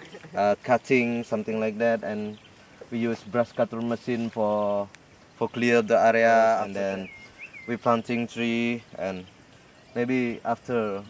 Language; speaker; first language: English; non-native, learner; Indonesian